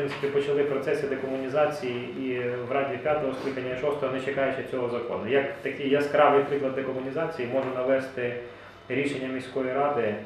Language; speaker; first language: Ukrainian; native; Ukrainian